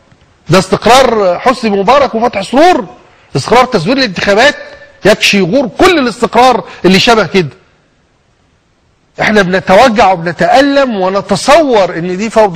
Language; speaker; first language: Arabic; native; Arabic